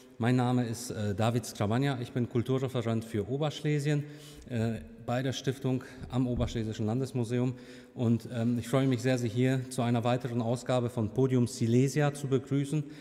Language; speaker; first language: German; native; German